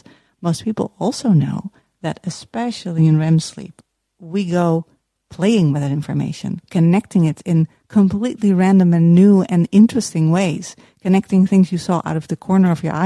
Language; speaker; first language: English; non-native, fluent; Dutch